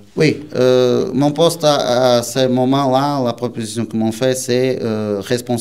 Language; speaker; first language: French; non-native, learner; Portuguese